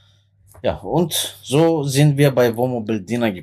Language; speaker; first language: German; non-native, fluent; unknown